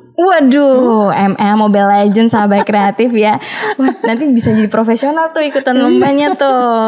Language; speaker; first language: Indonesian; native; Indonesian